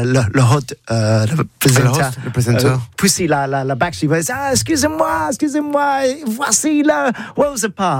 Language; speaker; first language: French; non-native, learner; English